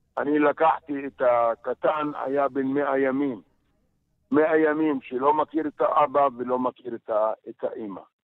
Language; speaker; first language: Hebrew; non-native, local second language; Arabic